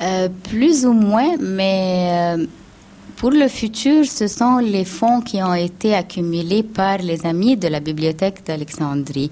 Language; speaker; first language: French; non-native, fluent; Arabic